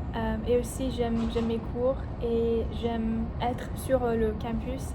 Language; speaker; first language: French; non-native, learner; English